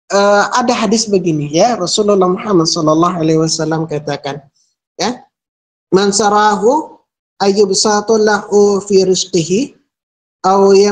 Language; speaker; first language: Indonesian; native; Indonesian